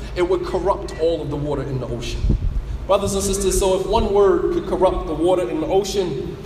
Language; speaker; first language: English; native; English